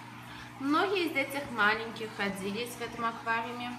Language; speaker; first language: Russian; early bilingual, other home language; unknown